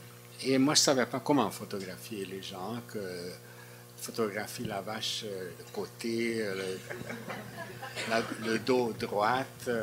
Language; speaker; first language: French; non-native, fluent; Hungarian